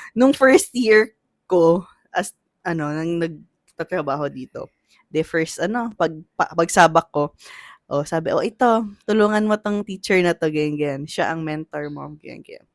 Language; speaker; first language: Filipino; native; Filipino